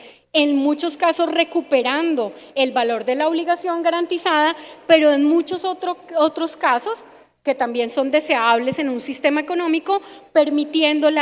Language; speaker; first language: Spanish; native; Spanish